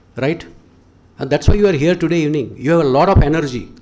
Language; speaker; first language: English; non-native, local second language; Gujarati